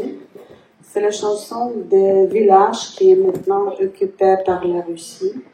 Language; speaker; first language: French; non-native, learner; Ukrainian